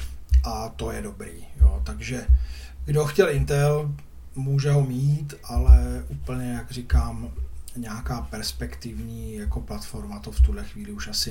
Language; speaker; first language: Czech; native; Czech